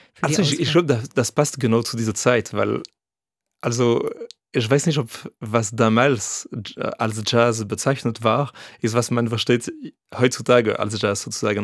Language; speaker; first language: German; non-native, fluent; French